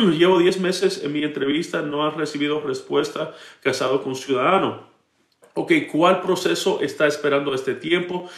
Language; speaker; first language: Spanish; early bilingual, heritage; Spanish